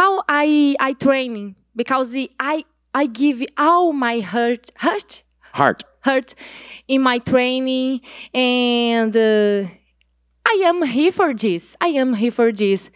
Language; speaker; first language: English; non-native, learner; Portuguese